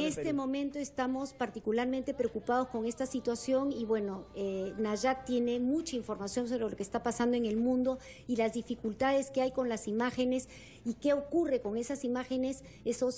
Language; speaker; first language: Spanish; native; Spanish